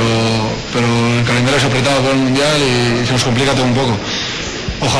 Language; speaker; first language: Spanish; native; Spanish